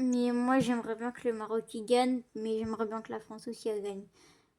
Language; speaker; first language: French; native; French